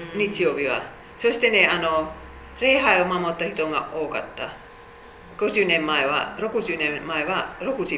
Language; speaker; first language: Japanese; non-native, fluent; Finnish